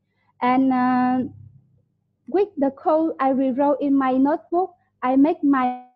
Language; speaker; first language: English; non-native, learner; Vietnamese